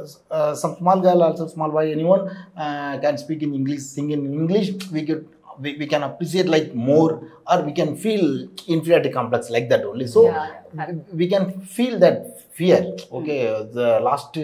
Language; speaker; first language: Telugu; non-native, learner; Tamil